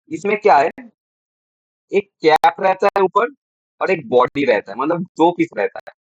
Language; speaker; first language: Hindi; non-native, local second language; Bangla